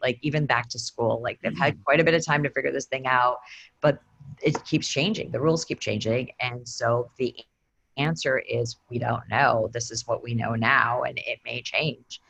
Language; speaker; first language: English; native; English